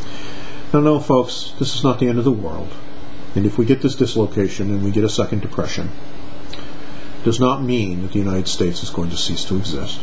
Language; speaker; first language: English; native; English